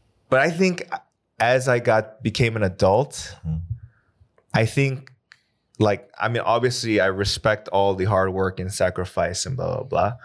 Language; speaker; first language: English; native; English